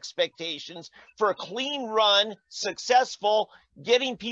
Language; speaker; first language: English; native; English